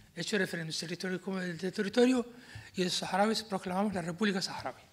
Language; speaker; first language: Spanish; non-native, fluent; Arabic